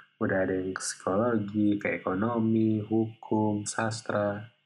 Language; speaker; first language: Indonesian; native; Indonesian